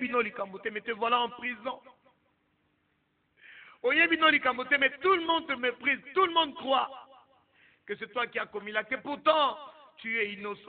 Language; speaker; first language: French; non-native, local second language; Lingala